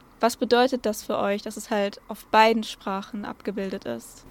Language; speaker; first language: German; native; German